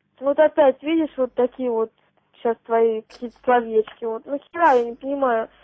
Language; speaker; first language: Russian; native; Russian